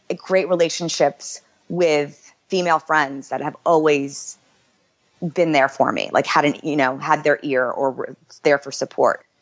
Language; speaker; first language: English; native; English